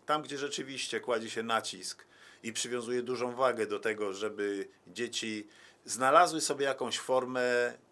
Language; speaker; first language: Polish; native; Polish